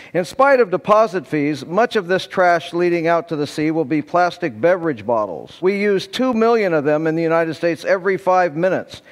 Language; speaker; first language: English; native; English